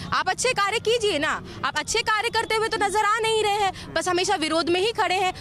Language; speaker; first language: Hindi; native; Hindi